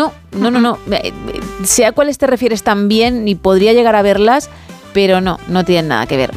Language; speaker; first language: Spanish; native; Spanish